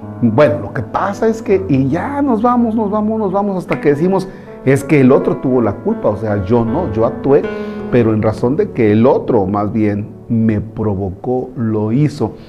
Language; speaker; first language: Spanish; native; Spanish